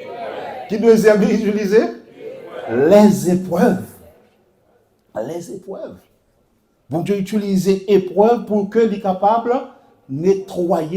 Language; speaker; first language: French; non-native, local second language; Haitian Creole